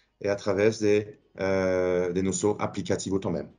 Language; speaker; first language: Portuguese; non-native, fluent; French